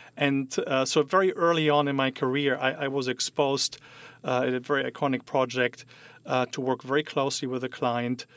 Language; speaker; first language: English; non-native, fluent; German